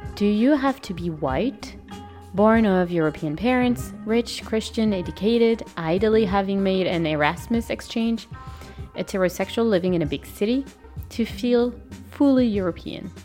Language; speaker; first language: English; non-native, fluent; French